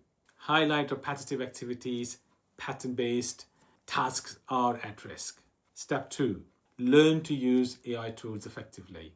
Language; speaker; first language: English; non-native, fluent; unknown